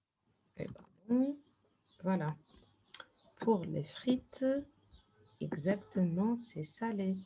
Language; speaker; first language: French; non-native, fluent; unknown